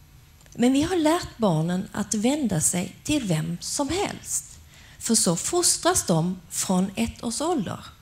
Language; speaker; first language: Swedish; native; Swedish